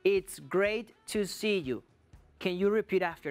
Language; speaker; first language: English; non-native, fluent; Spanish